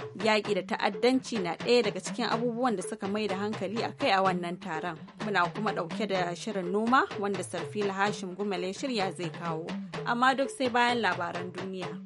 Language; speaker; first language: Hausa; native; Hausa